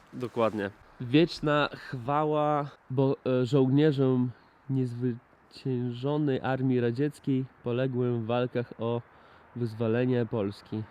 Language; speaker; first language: Polish; non-native, fluent; Russian